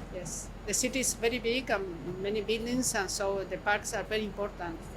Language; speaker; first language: English; non-native, learner; Spanish